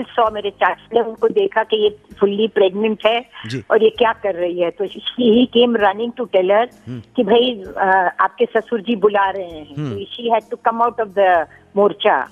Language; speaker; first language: Hindi; non-native, local second language; Gujarati